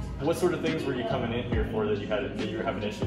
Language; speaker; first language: English; native; English